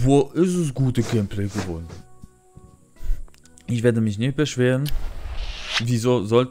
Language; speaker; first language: German; non-native, learner; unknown